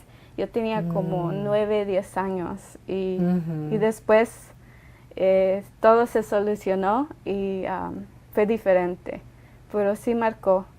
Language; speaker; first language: Spanish; early bilingual, other home language; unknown